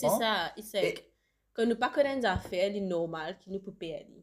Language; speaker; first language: French; non-native, local second language; Morisyen